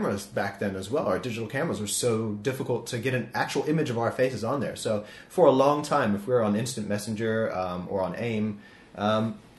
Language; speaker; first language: English; native; English